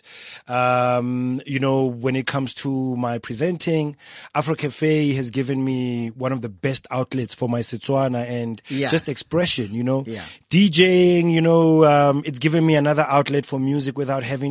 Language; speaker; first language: English; non-native, local second language; Tswana